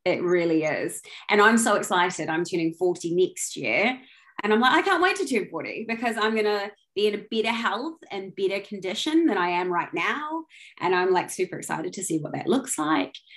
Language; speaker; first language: English; native; English